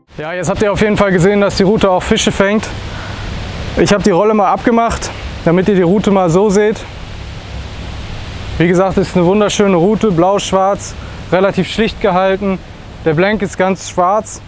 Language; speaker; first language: German; native; German